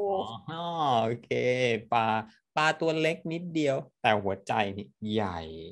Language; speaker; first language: Thai; native; Thai